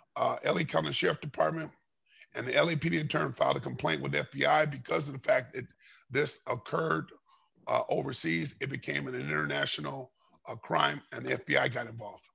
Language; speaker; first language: English; native; English